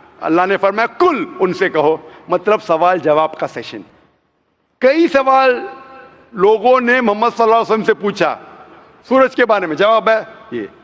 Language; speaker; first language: Hindi; non-native, local second language; Konkani